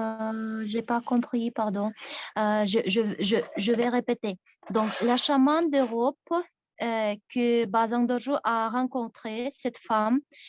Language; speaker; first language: French; non-native, fluent; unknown